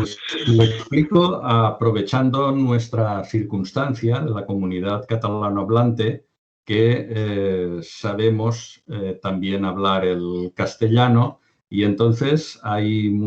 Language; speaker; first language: Spanish; non-native, local second language; Catalan